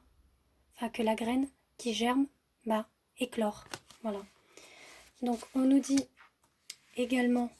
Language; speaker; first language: French; native; French